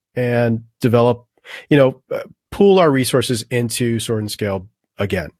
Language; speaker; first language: English; native; English